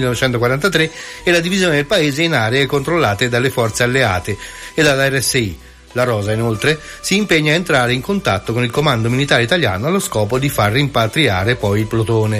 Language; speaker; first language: Italian; native; Italian